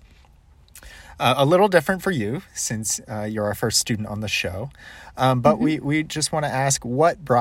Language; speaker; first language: English; native; English